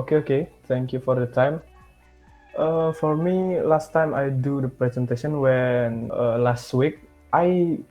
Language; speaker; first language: English; non-native, learner; Indonesian